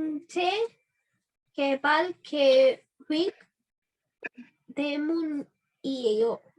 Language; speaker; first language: Korean; non-native, learner; Hindi